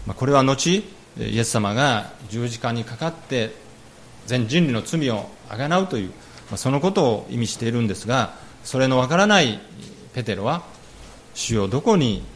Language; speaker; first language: Japanese; native; Japanese